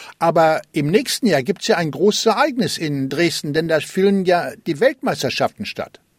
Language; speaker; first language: German; native; German